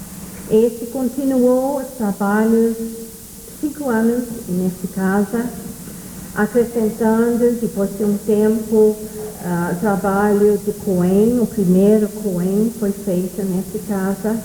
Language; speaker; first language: Portuguese; non-native, fluent; English